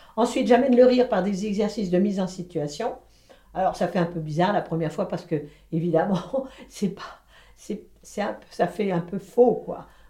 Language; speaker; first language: French; native; French